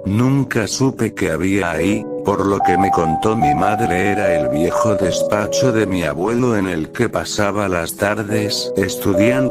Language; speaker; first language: Spanish; native; Spanish